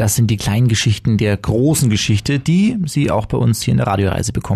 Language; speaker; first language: German; native; German